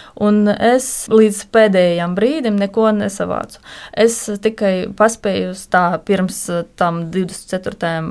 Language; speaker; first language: Latvian; non-native, local second language; Russian